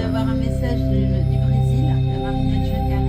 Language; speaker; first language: French; native; French